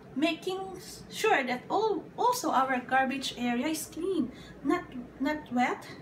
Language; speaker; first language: English; non-native, local second language; Filipino